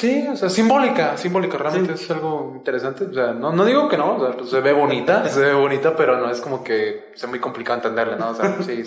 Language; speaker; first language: Spanish; native; Spanish